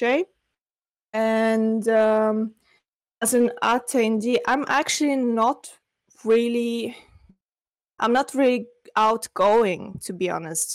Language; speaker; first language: English; non-native, fluent; Russian